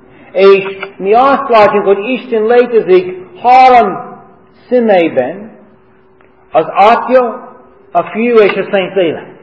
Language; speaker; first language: Hungarian; non-native, fluent; English